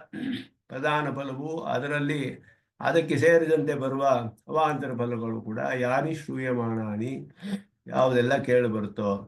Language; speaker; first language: Kannada; native; Kannada